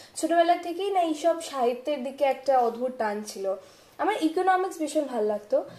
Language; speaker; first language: Bangla; non-native, local second language; Punjabi